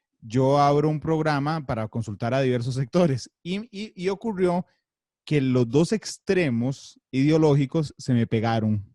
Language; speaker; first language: Spanish; native; Spanish